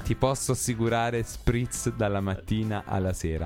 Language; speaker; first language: Italian; native; Italian